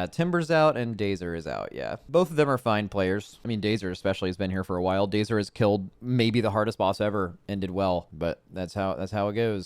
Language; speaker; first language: English; native; English